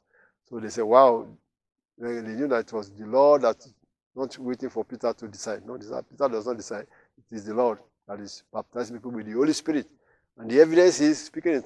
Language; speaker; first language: English; non-native, local second language; Yoruba